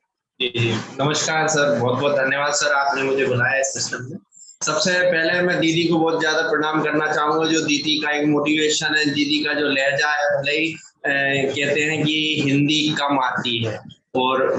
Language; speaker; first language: Hindi; native; Hindi